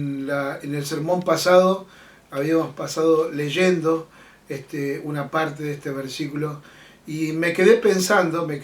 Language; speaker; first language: Spanish; native; Spanish